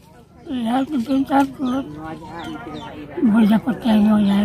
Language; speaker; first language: Indonesian; native; Indonesian